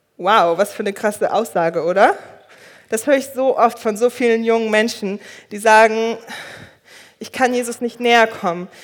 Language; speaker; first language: German; early bilingual, other home language; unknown